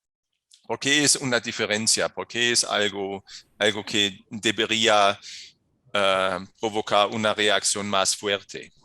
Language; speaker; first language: Spanish; non-native, fluent; German